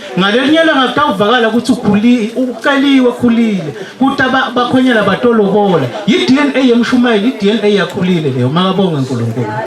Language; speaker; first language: Zulu; non-native, local second language; Swati